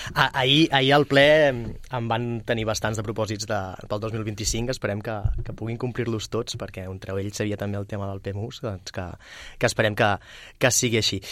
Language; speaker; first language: Catalan; native; Catalan